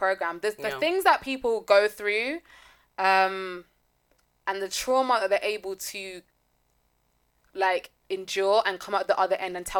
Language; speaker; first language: English; native; English